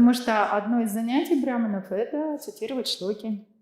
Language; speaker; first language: Russian; native; Russian